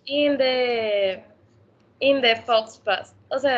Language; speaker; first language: English; non-native, learner; Spanish